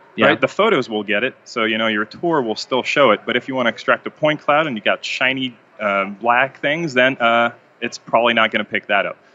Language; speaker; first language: English; non-native, fluent; Hebrew